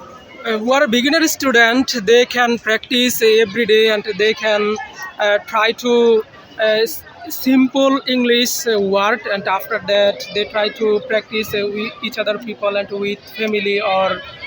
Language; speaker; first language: English; non-native, learner; Bangla